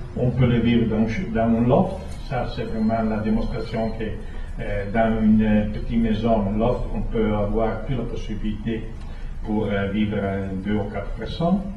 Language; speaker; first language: French; non-native, fluent; Italian